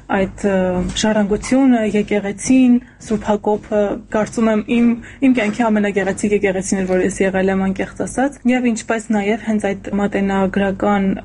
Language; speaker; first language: Armenian; native; Armenian